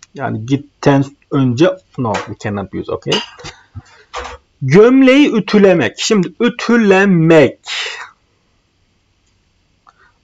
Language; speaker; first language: Turkish; non-native, fluent; Arabic